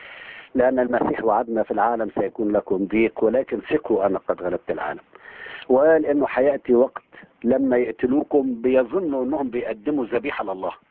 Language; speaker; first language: Arabic; native; Arabic